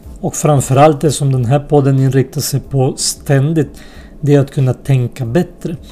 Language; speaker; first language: Swedish; early bilingual, other home language; Spanish